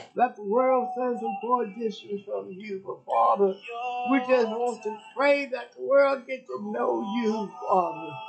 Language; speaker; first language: English; native; English